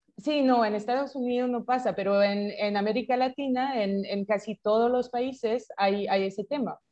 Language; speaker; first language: Spanish; non-native, fluent; French